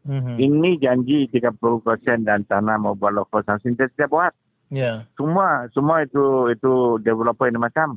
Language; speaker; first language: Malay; non-native, local second language; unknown